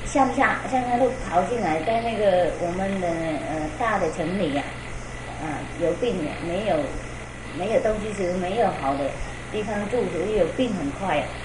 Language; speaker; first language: Chinese; non-native, fluent; Vietnamese